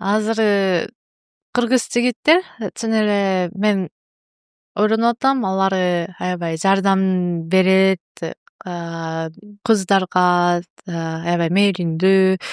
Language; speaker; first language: Kyrgyz; non-native, learner; Japanese